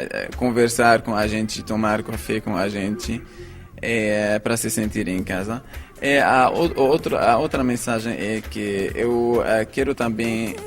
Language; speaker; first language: Portuguese; non-native, fluent; Arabic